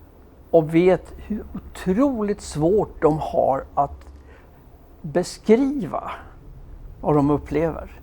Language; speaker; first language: Swedish; native; Swedish